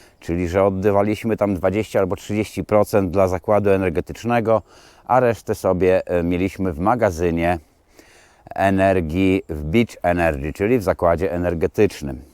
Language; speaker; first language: Polish; native; Polish